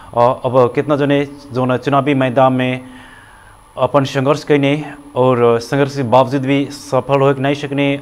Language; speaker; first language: Bhojpuri; non-native, local second language; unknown